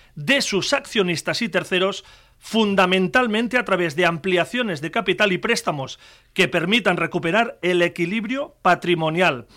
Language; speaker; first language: Spanish; non-native, local second language; Catalan